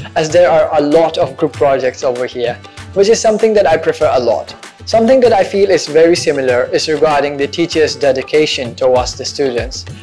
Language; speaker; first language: English; non-native, local second language; Urdu